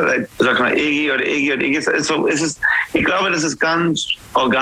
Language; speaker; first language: German; non-native, fluent; English